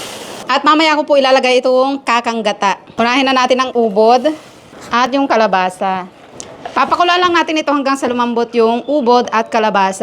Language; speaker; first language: Filipino; non-native, local second language; Iloko